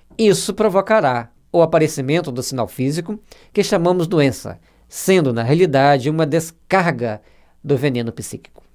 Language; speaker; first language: Portuguese; native; Portuguese